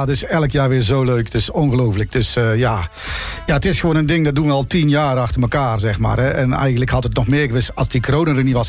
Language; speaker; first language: Dutch; native; Dutch